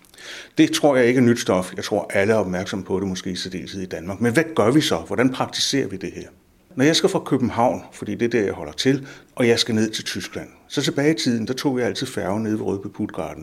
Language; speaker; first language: Danish; native; Danish